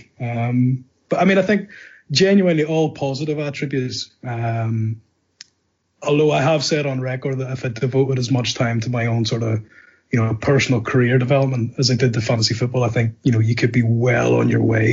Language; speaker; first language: English; native; English